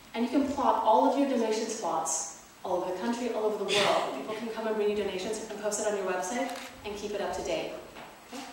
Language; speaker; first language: English; native; English